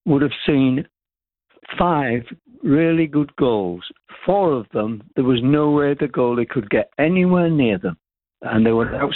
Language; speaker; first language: English; native; English